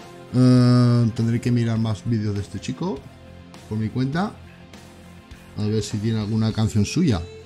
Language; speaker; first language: Spanish; native; Spanish